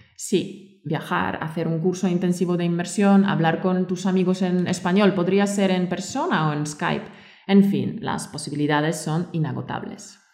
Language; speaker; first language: Spanish; native; Spanish